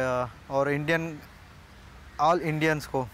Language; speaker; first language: Hindi; non-native, local second language; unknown